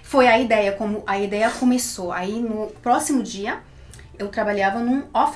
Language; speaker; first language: Portuguese; early bilingual, heritage; Portuguese